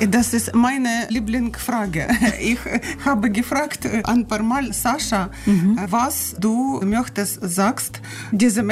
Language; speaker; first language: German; non-native, learner; Russian